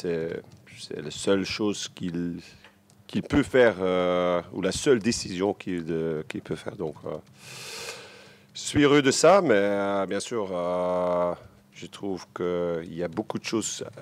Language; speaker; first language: French; non-native, local second language; Dutch